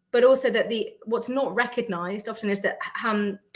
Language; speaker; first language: English; native; English